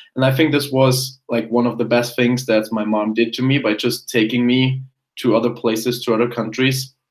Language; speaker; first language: English; non-native, fluent; German